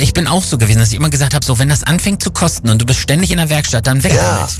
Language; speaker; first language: German; native; German